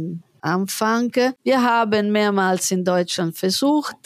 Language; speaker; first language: German; non-native, fluent; Italian